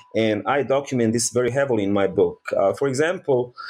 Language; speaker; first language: English; early bilingual, other home language; Bosnian